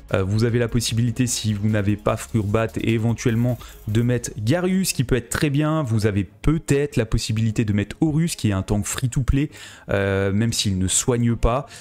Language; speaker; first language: French; native; French